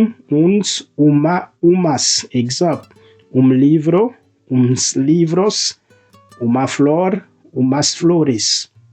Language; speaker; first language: Portuguese; non-native, fluent; Haitian Creole